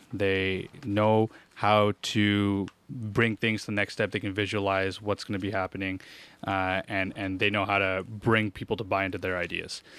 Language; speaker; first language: English; native; English